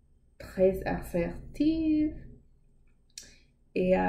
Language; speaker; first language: French; non-native, learner; English